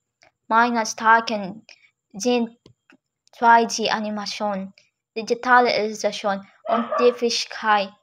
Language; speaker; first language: German; non-native, learner; Filipino